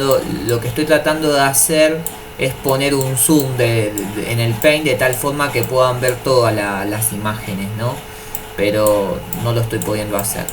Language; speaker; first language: Spanish; native; Spanish